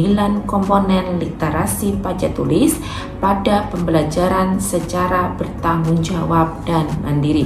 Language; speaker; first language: Indonesian; native; Indonesian